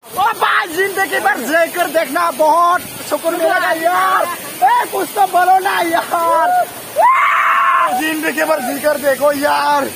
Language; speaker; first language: Hindi; non-native, local second language; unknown